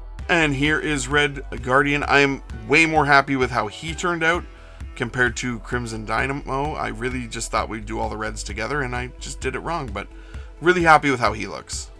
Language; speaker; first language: English; native; English